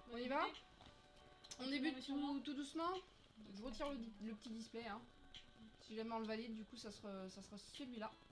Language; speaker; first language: French; native; French